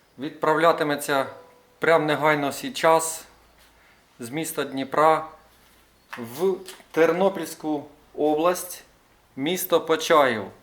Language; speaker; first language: Ukrainian; non-native, local second language; Russian